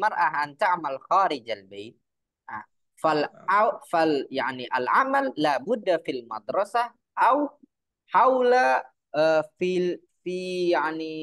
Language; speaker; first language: Arabic; non-native, fluent; Indonesian